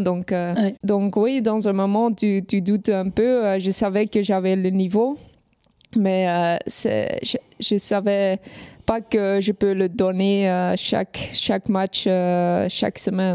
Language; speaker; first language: French; non-native, local second language; Dutch